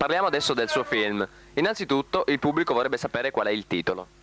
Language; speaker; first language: Italian; native; Italian